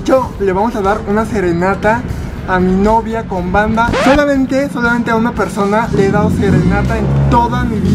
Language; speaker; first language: Spanish; native; Spanish